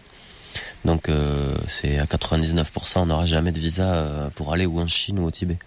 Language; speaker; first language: French; native; French